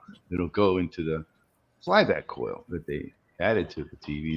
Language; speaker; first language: English; native; English